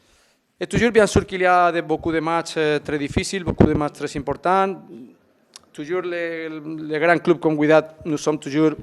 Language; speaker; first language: French; non-native, fluent; Spanish